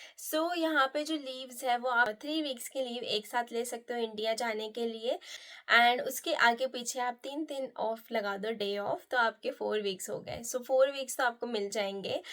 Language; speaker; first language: Hindi; non-native, local second language; Nepali